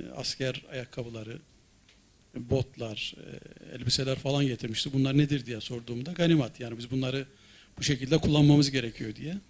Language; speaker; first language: Turkish; native; Turkish